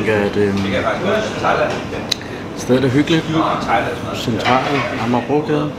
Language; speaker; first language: Danish; early bilingual, other home language; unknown